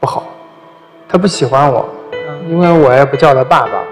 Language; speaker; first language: Chinese; native; Chinese